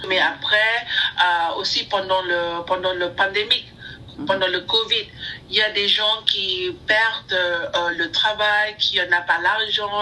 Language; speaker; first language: French; non-native, learner; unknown